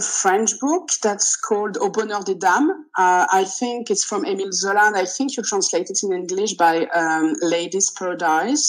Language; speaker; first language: English; non-native, fluent; French